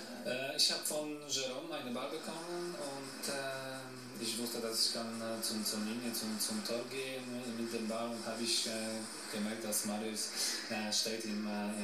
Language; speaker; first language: German; non-native, fluent; Polish